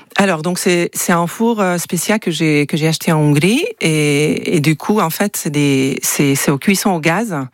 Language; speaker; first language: French; non-native, fluent; Hungarian